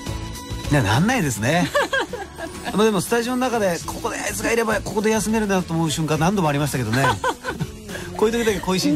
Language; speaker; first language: Japanese; native; Japanese